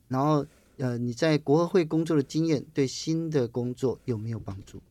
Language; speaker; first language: Chinese; native; Chinese